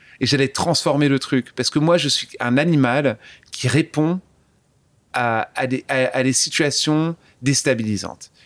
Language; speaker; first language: French; early bilingual, other home language; English